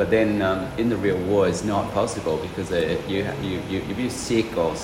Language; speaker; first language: English; non-native, fluent; Vietnamese